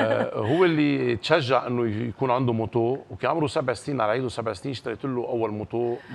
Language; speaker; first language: Arabic; native; Arabic